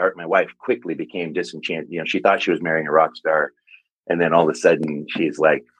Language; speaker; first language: English; native; English